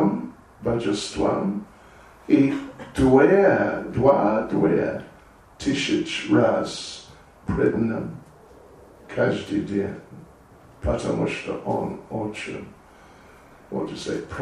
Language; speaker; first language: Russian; non-native, learner; English